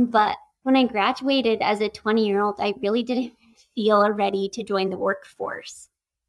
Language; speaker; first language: English; native; English